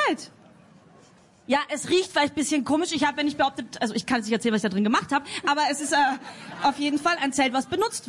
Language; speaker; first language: German; native; German